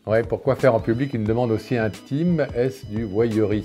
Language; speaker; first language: French; native; French